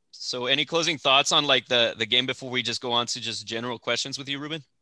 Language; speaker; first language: English; early bilingual, other home language; Spanish